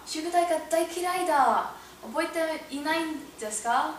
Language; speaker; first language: Japanese; non-native, learner; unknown